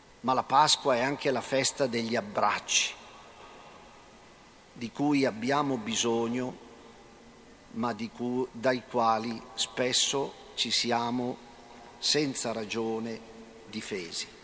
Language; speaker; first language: Italian; native; Italian